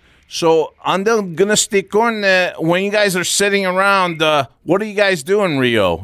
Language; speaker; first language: English; early bilingual, other home language; Armenian